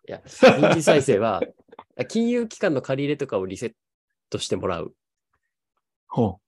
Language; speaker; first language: Japanese; native; Japanese